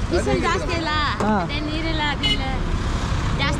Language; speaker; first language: Kannada; non-native, local second language; Tamil